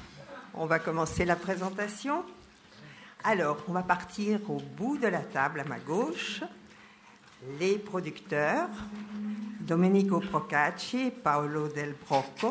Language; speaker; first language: French; native; French